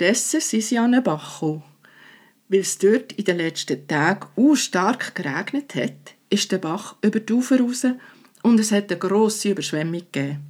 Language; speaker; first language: German; native; German